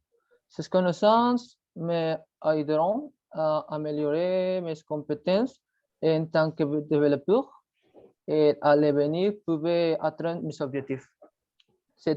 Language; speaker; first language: French; non-native, learner; Spanish